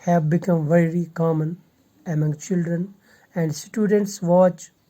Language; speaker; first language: English; non-native, local second language; Urdu